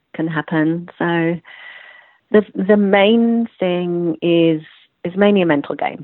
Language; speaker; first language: English; native; English